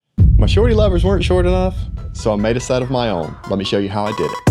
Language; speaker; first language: English; native; English